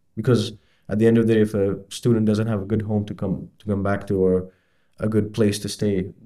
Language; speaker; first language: English; non-native, fluent; Arabic